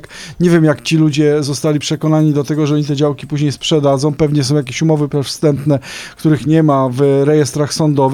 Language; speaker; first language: Polish; native; Polish